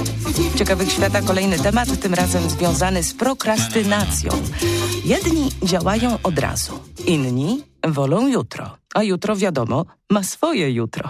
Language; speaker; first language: Polish; native; Polish